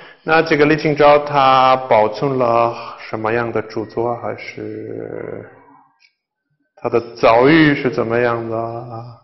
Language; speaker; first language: Chinese; non-native, fluent; German